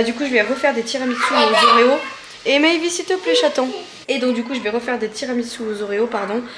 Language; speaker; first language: French; native; French